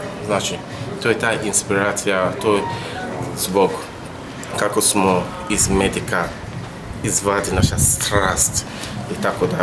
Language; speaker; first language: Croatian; non-native, learner; Yoruba